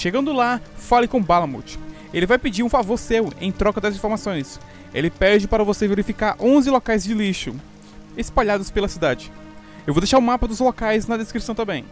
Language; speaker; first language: Portuguese; native; Portuguese